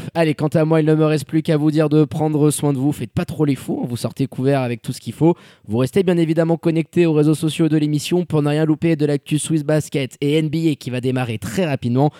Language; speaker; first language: French; native; French